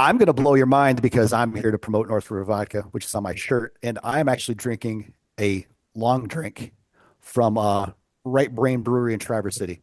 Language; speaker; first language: English; native; English